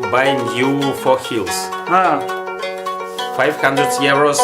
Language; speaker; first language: English; non-native, learner; Russian